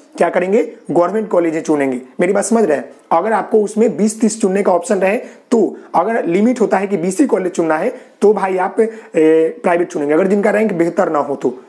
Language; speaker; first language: Hindi; native; Hindi